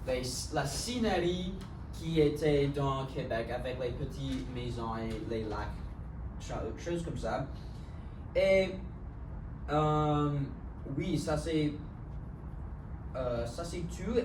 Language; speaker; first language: French; non-native, learner; English